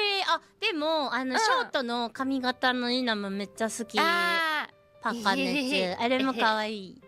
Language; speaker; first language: Japanese; native; Japanese